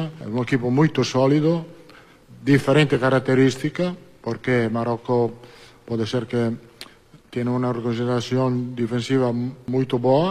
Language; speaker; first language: Portuguese; non-native, fluent; Italian